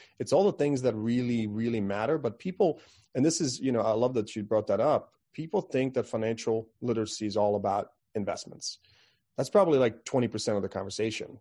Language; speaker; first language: English; non-native, fluent; Croatian